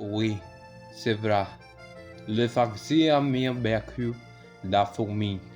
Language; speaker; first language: French; non-native, learner; Spanish